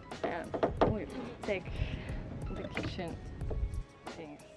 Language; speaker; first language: English; non-native, learner; French